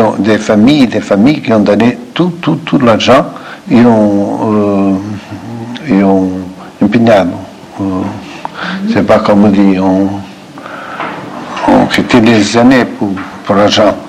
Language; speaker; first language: French; non-native, fluent; Portuguese